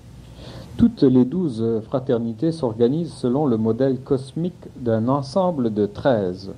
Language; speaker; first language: French; native; French